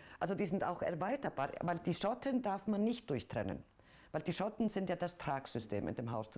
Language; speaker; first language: German; non-native, fluent; Icelandic